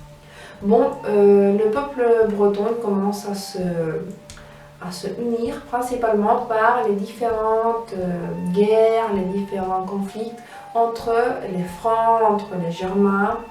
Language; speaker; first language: French; non-native, fluent; Spanish